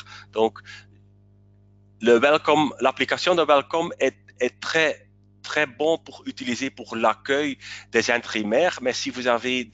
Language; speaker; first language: French; non-native, local second language; Dutch